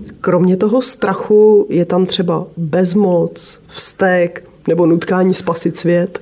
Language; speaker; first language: Czech; native; Czech